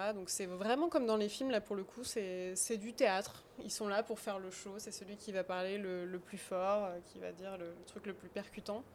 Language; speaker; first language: French; native; French